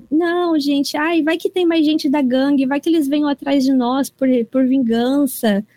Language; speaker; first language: Portuguese; early bilingual, heritage; Japanese